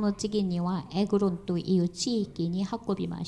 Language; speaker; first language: Japanese; non-native, fluent; Korean